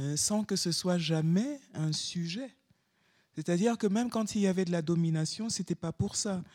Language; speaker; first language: French; native; French